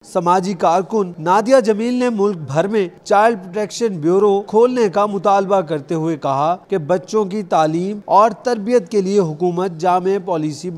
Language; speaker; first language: Urdu; native; Urdu